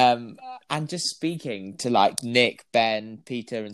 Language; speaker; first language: English; native; English